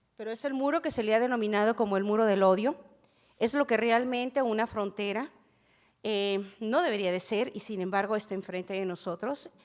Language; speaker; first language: Spanish; native; Spanish